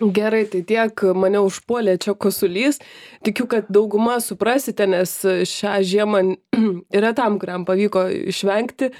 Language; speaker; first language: Lithuanian; native; Lithuanian